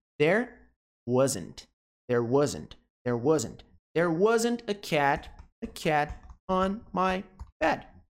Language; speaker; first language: English; non-native, fluent; Portuguese